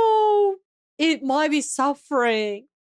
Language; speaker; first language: English; non-native, fluent; Japanese